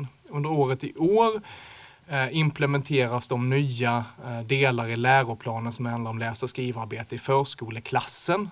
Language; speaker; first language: Swedish; native; Swedish